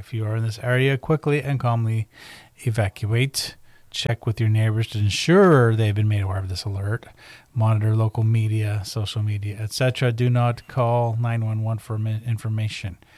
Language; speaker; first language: English; native; English